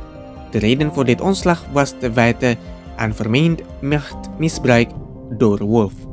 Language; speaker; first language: Dutch; non-native, fluent; Indonesian